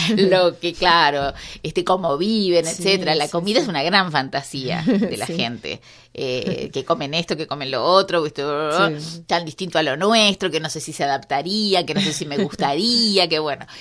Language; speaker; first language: Spanish; native; Spanish